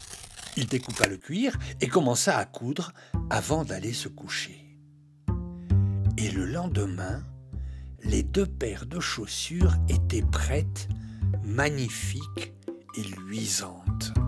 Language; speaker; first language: French; native; French